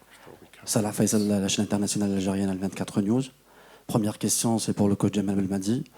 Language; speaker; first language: French; non-native, local second language; Arabic